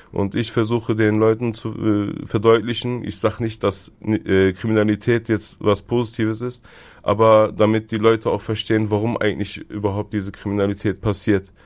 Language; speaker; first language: German; early bilingual, other home language; Turkish